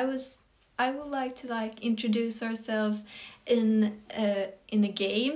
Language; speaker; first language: English; non-native, fluent; Swedish